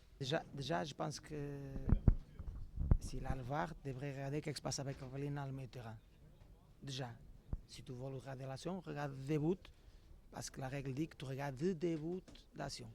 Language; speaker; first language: French; non-native, learner; Portuguese